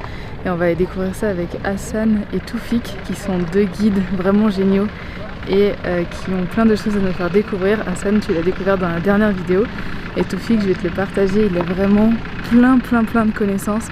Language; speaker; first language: French; native; French